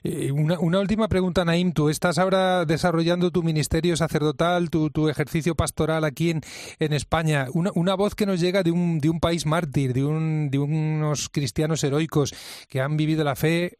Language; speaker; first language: Spanish; native; Spanish